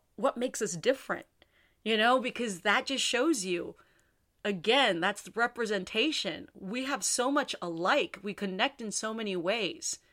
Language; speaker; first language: English; native; English